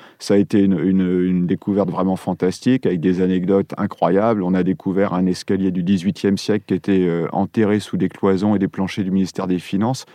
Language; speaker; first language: French; native; French